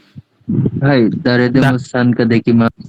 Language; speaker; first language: Japanese; non-native, learner; Bangla